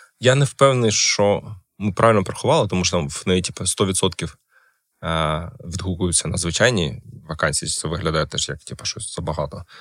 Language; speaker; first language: Ukrainian; non-native, local second language; Russian